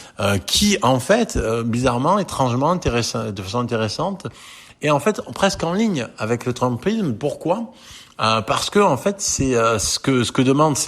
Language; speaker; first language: French; native; French